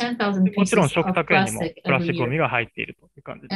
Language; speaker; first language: Japanese; native; Japanese